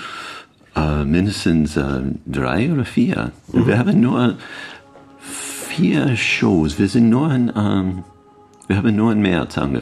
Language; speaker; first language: German; non-native, learner; English